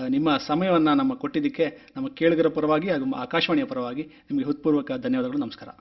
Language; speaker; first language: Kannada; native; Kannada